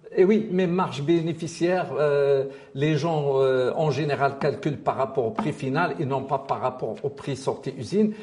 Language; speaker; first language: French; non-native, local second language; Arabic